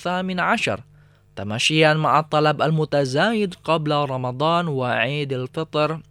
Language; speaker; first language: Arabic; non-native, fluent; Indonesian